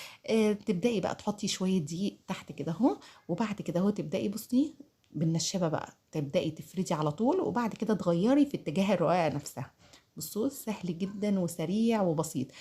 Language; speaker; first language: Arabic; native; Arabic